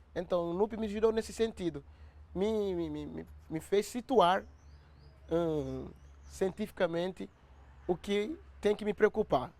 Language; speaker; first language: Portuguese; non-native, local second language; Upper Guinea Crioulo